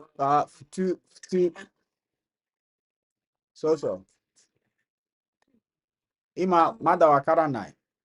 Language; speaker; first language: Japanese; non-native, learner; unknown